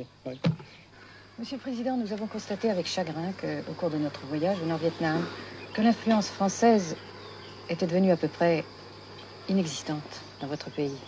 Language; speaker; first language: French; native; French